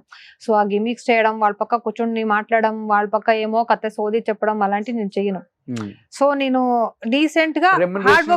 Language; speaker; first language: Telugu; non-native, local second language; Kannada